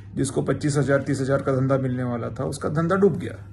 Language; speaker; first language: Hindi; non-native, local second language; Marathi